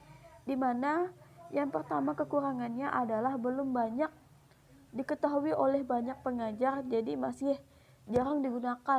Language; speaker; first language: Indonesian; native; Indonesian